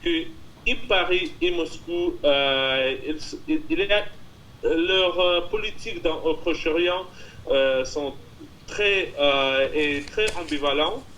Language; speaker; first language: French; non-native, fluent; Russian